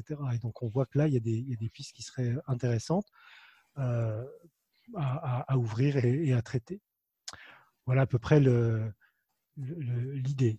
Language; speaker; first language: French; native; French